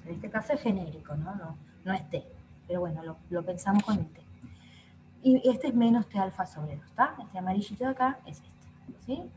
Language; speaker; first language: Spanish; native; Spanish